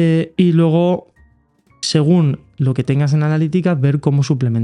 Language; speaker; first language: Spanish; native; Spanish